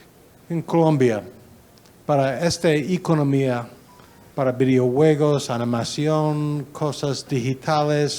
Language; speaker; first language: Spanish; non-native, learner; English